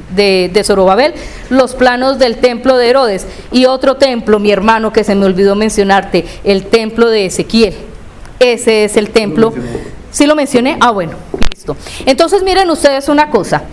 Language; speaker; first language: Spanish; native; Spanish